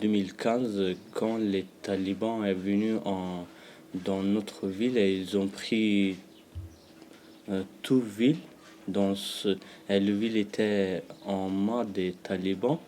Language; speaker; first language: French; non-native, learner; Pashto